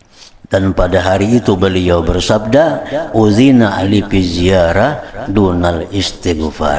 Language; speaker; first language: Indonesian; non-native, local second language; Banjar